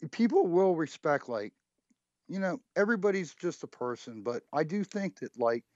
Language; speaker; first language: English; native; English